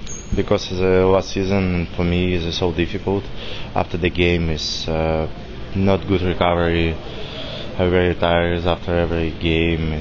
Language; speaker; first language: English; non-native, learner; Russian